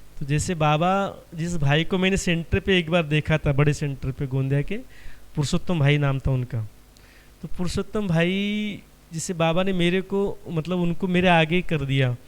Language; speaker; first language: Hindi; non-native, local second language; Marathi